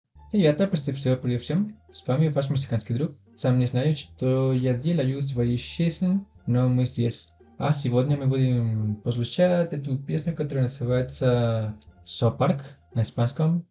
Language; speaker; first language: Russian; non-native, learner; Spanish